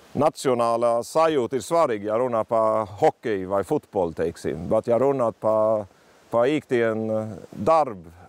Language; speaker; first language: Latvian; non-native, learner; Swedish